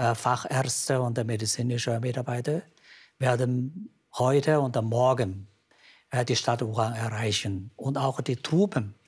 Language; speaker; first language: German; non-native, fluent; Chinese